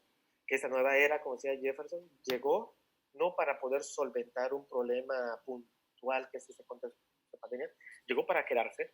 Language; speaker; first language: Spanish; native; Spanish